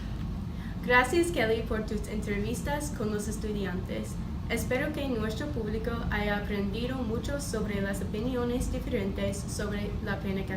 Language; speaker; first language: Spanish; non-native, learner; English